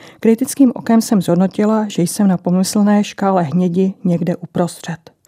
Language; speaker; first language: Czech; native; Czech